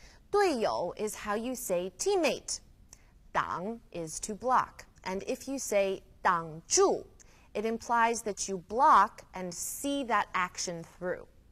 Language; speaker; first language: English; native; English